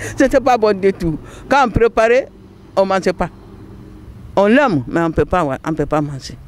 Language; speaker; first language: French; non-native, local second language; Mandingo